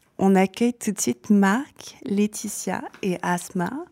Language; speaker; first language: French; native; French